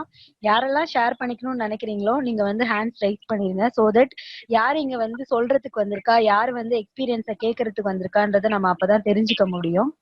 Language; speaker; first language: Tamil; native; Tamil